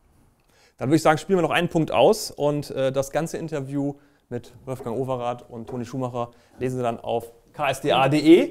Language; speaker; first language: German; native; German